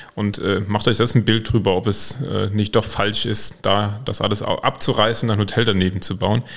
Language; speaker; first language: German; native; German